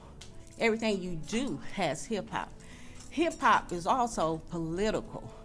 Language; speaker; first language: English; native; English